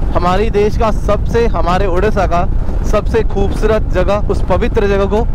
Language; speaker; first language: Hindi; non-native, local second language; Odia